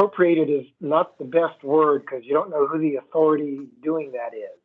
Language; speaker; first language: English; native; English